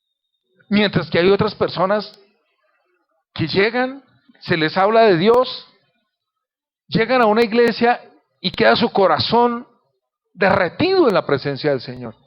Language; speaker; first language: Spanish; native; Spanish